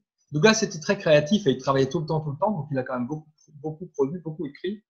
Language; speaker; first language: French; native; French